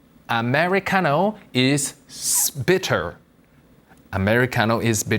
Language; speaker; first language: English; non-native, fluent; Korean